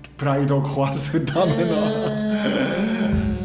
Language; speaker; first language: Japanese; non-native, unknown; German